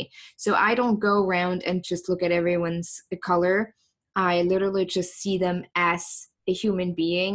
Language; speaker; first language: English; non-native, fluent; German